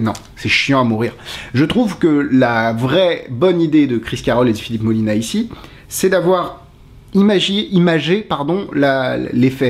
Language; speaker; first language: French; native; French